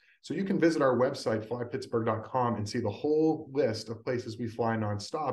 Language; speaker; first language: English; native; English